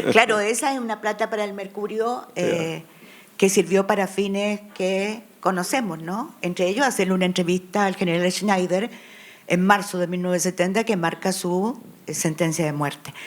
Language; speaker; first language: Spanish; native; Spanish